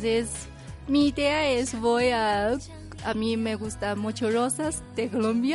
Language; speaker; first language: Spanish; non-native, learner; Chinese